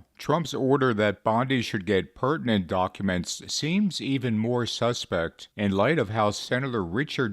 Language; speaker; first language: English; native; English